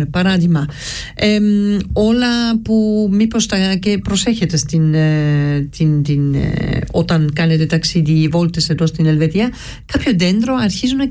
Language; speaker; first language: Greek; early bilingual, heritage; Greek